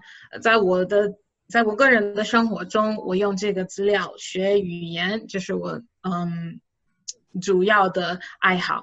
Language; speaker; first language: Chinese; non-native, fluent; English